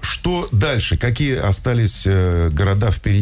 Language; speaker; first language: Russian; native; Russian